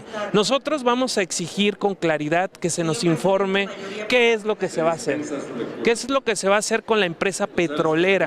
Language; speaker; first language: Spanish; native; Spanish